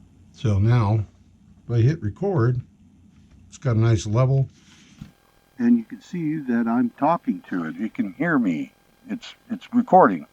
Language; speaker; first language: English; native; English